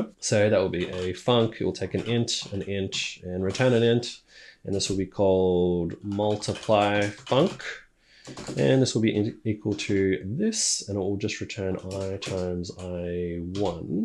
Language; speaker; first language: English; native; English